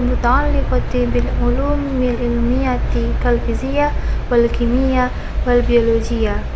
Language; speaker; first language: Arabic; non-native, learner; Indonesian